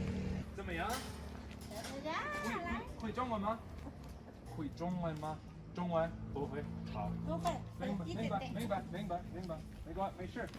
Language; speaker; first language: Chinese; non-native, learner; English